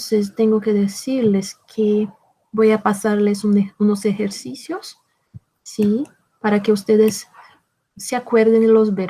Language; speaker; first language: Spanish; non-native, fluent; Portuguese